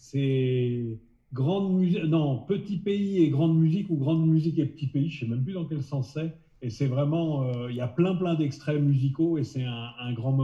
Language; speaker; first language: French; native; French